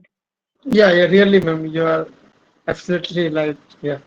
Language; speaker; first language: English; non-native, learner; Hindi